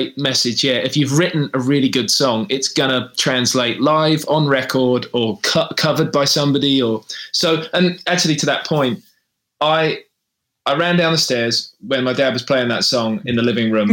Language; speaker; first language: English; native; English